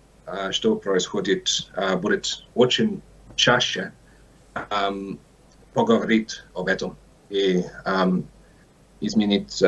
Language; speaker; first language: Russian; non-native, learner; English